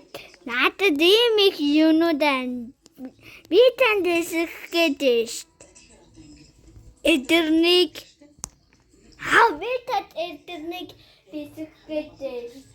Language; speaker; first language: Mongolian; early bilingual, heritage; Mongolian